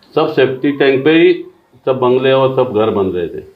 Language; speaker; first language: Hindi; non-native, local second language; Marathi